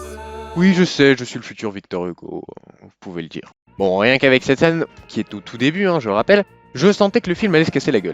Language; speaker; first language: French; native; French